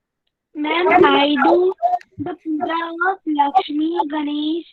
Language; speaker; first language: English; non-native, learner; Hindi